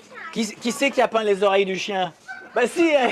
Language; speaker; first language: French; native; French